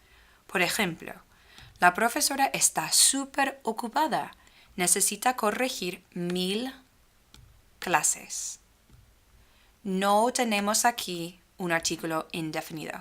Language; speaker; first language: Spanish; non-native, fluent; English